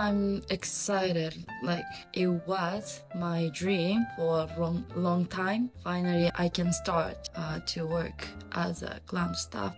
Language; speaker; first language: English; non-native, learner; Japanese